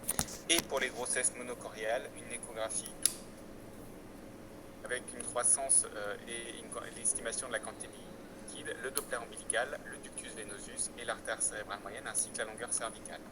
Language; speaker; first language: French; native; French